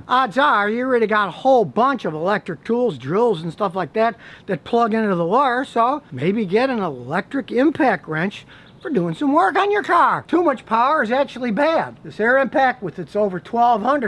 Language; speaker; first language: English; native; English